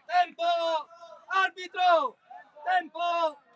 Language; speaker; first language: Italian; native; Italian